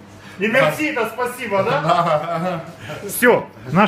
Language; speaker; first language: Russian; native; Russian